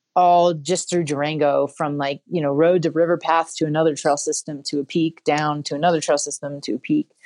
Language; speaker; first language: English; native; English